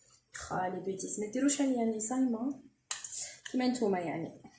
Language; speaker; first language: Arabic; native; Arabic